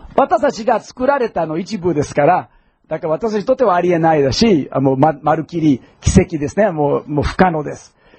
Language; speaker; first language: Japanese; non-native, fluent; English